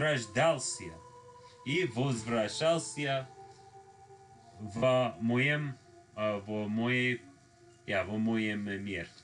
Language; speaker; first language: Russian; non-native, learner; English